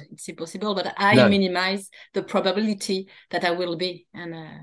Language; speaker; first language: English; non-native, fluent; French